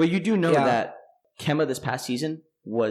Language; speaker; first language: English; native; English